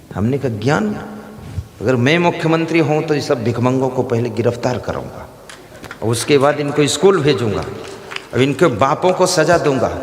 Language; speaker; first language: Hindi; native; Hindi